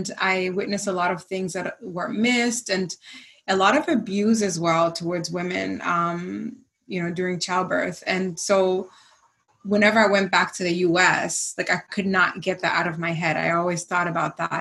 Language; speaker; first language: English; non-native, local second language; Swahili